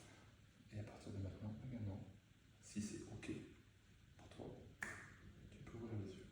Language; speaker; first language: French; native; French